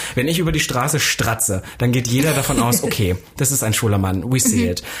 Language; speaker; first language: German; native; German